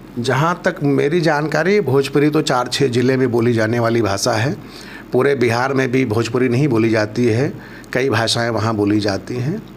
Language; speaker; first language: Hindi; non-native, local second language; Awadhi